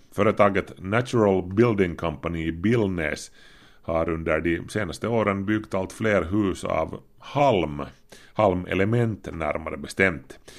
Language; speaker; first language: Swedish; native; Swedish